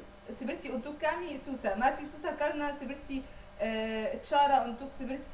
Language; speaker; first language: Indonesian; non-native, learner; Arabic